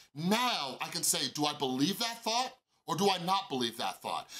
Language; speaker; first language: English; native; English